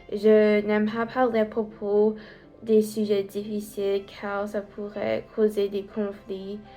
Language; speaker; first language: French; non-native, learner; English